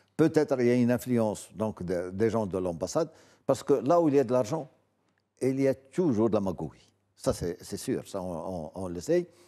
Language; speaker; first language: French; non-native, local second language; Arabic